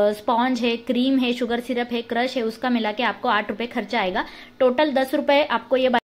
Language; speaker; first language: Hindi; non-native, local second language; Marathi